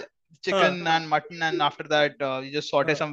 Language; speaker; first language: English; non-native, local second language; Hindi